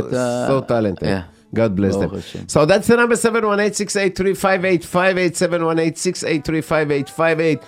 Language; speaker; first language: English; non-native, fluent; Hebrew